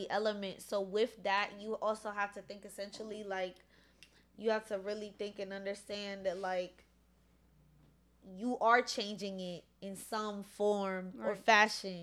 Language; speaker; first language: English; early bilingual, other home language; Spanish